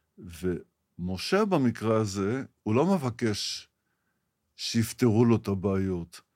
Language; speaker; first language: Hebrew; early bilingual, other home language; Arabic